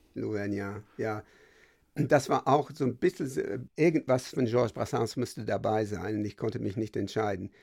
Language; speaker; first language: German; non-native, fluent; English